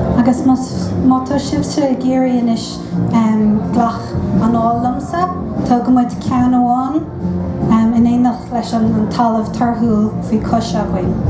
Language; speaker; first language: Irish; non-native, local second language; English